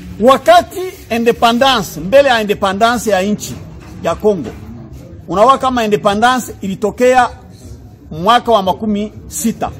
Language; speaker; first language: Swahili; non-native, local second language; Kinyarwanda